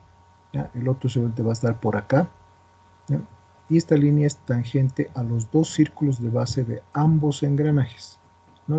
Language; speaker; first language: Spanish; native; Spanish